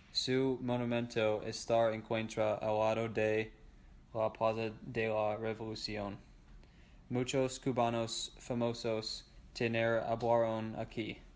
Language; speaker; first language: Spanish; non-native, learner; English